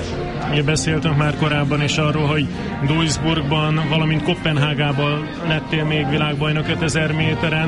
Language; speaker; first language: Hungarian; native; Hungarian